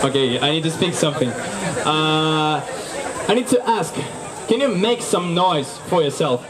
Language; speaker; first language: English; non-native, learner; Ukrainian